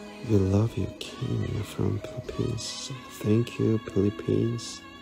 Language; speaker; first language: English; non-native, learner; Korean